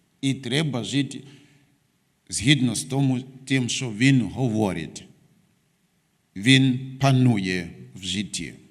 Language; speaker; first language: Ukrainian; non-native, fluent; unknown